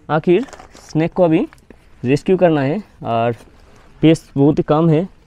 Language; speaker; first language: Hindi; non-native, local second language; Bangla